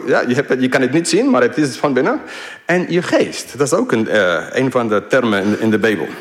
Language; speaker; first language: Dutch; non-native, fluent; English